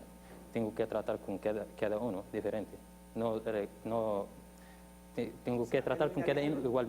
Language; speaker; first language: Spanish; non-native, fluent; Arabic